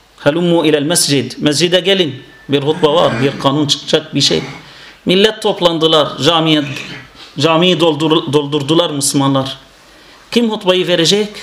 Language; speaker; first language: Turkish; non-native, fluent; Arabic